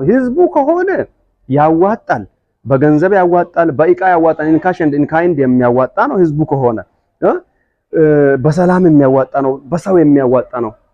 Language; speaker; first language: Amharic; non-native, local second language; Hadiyya